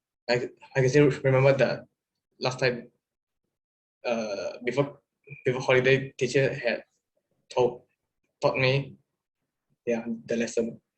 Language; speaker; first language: English; non-native, learner; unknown